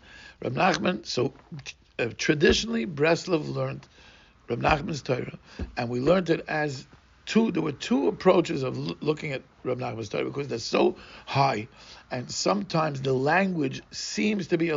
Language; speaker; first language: English; non-native, fluent; Portuguese